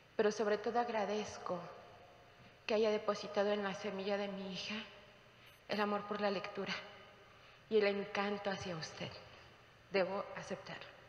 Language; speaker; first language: Spanish; native; Spanish